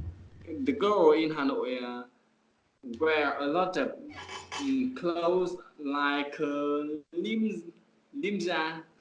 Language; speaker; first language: English; non-native, learner; Vietnamese